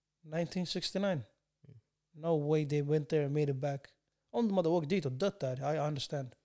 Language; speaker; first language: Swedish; early bilingual, other home language; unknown